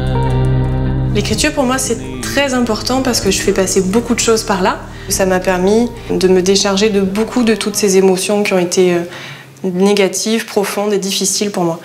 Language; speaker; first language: French; native; French